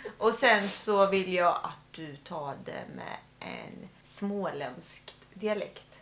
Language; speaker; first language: Swedish; native; Swedish